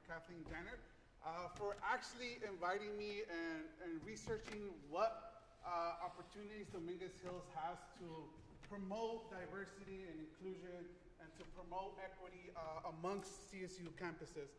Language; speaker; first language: English; early bilingual, other home language; Spanish